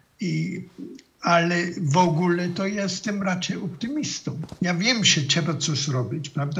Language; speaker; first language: Polish; non-native, fluent; German